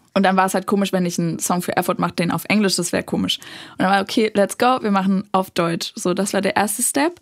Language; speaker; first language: German; native; German